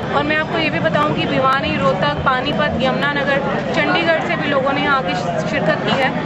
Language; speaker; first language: Hindi; native; Hindi